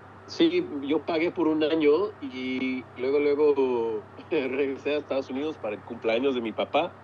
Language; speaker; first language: Spanish; early bilingual, heritage; English